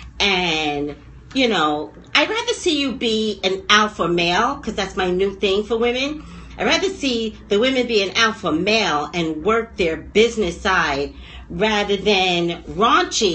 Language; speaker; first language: English; native; English